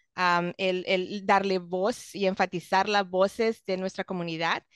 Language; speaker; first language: English; non-native, fluent; Spanish